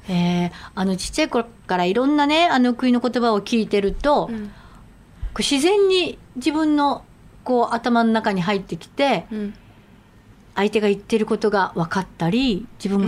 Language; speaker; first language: Japanese; native; Japanese